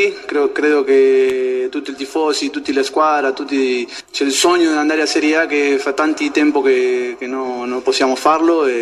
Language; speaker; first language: Italian; non-native, learner; Spanish